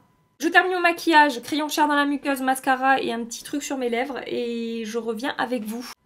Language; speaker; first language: French; native; French